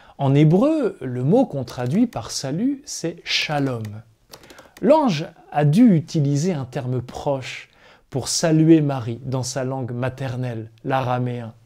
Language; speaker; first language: French; native; French